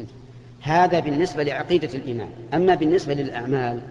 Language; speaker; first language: Arabic; native; Arabic